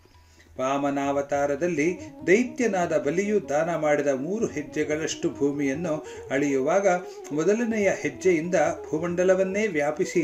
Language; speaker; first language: Kannada; native; Kannada